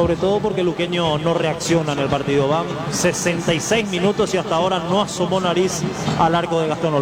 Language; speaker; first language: Spanish; native; Spanish